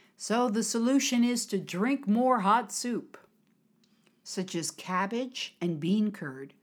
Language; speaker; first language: English; native; English